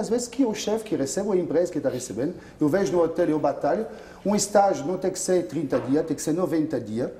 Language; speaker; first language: Portuguese; non-native, fluent; French